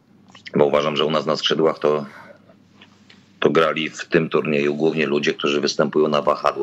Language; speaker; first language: Polish; native; Polish